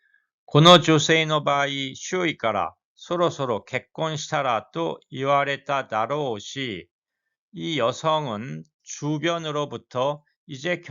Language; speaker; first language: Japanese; non-native, fluent; Korean